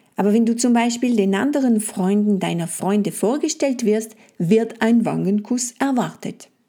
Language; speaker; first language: German; non-native, fluent; French